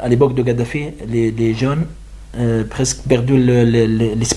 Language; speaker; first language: French; non-native, learner; Arabic